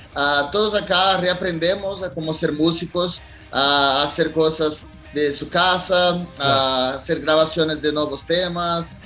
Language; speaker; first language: Spanish; non-native, learner; Portuguese